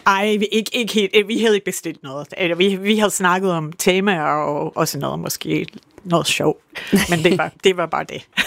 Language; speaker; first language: Danish; non-native, fluent; English